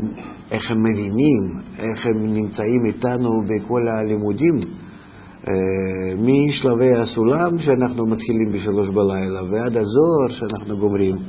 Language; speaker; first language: Hebrew; non-native, fluent; Russian